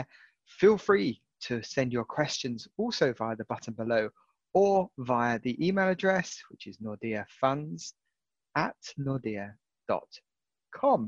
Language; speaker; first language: English; native; English